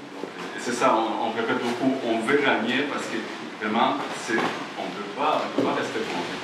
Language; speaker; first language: French; non-native, fluent; Spanish